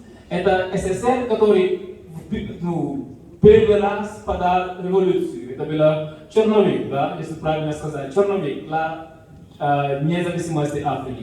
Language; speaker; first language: Russian; non-native, fluent; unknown